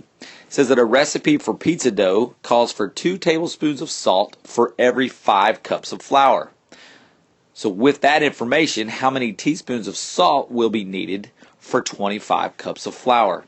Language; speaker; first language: English; native; English